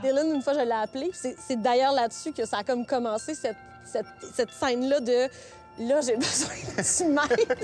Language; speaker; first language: French; native; French